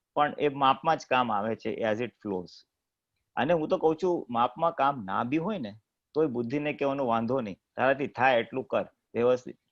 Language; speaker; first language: Gujarati; native; Gujarati